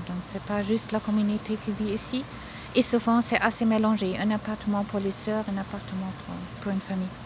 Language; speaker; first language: French; non-native, fluent; German